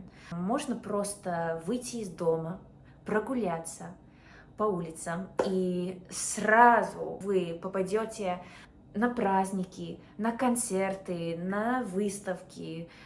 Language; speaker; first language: Russian; non-native, fluent; English